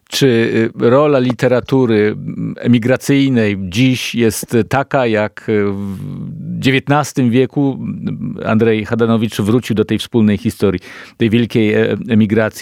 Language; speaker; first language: Polish; native; Polish